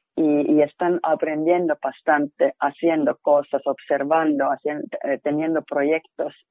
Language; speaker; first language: Spanish; non-native, fluent; Finnish